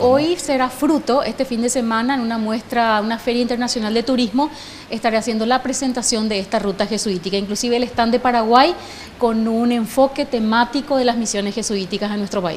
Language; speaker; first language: Spanish; native; Spanish